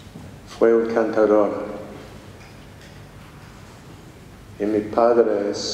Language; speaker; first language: Spanish; non-native, fluent; English